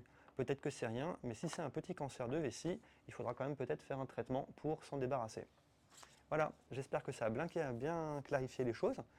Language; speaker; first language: French; native; French